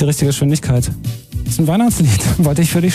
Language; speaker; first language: German; native; German